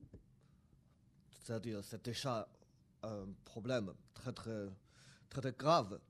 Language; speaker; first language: French; non-native, fluent; Chinese